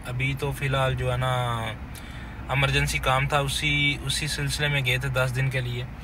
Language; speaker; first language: Urdu; non-native, local second language; Punjabi